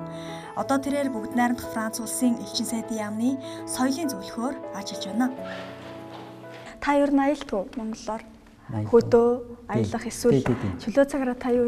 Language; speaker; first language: Mongolian; native; Mongolian